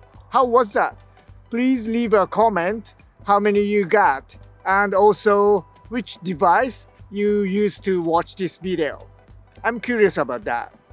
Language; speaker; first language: English; non-native, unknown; Japanese